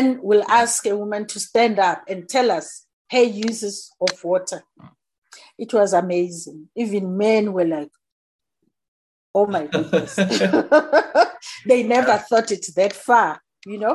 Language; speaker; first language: English; non-native, local second language; Zulu